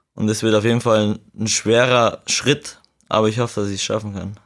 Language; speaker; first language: German; native; German